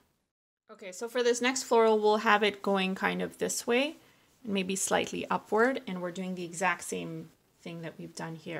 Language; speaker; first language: English; native; English